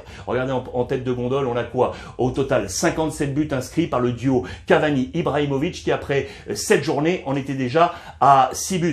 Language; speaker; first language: French; native; French